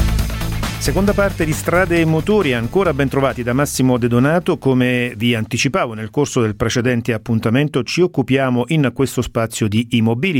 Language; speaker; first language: Italian; native; Italian